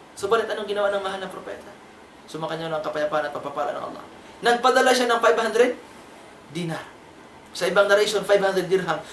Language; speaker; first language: Filipino; non-native, local second language; Cebuano